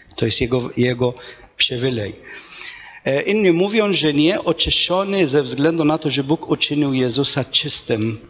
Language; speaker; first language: Polish; non-native, fluent; Arabic